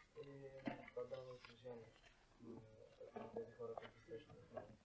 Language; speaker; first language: Bulgarian; non-native, learner; Russian